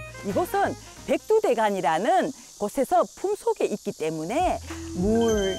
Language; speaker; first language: Korean; native; Korean